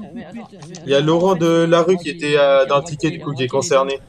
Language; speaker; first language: French; native; French